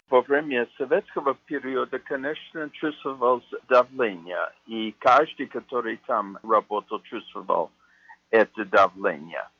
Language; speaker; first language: Russian; non-native, fluent; English